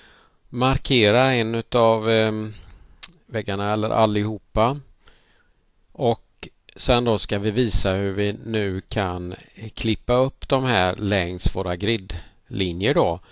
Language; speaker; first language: Swedish; native; Swedish